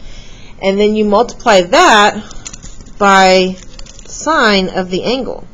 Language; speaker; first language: English; native; English